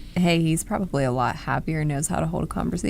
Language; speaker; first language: English; native; English